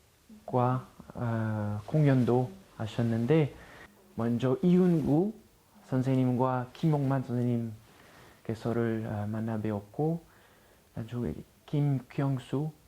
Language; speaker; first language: Korean; non-native, fluent; French